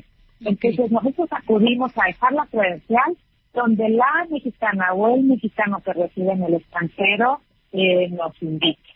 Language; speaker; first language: Spanish; native; Spanish